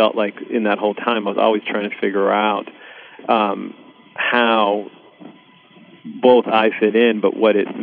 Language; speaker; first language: English; early bilingual, other home language; Sinhala